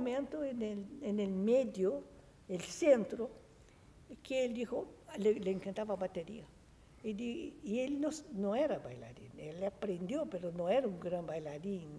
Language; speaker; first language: Spanish; non-native, fluent; Portuguese